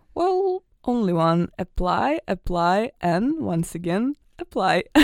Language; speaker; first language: English; non-native, fluent; Russian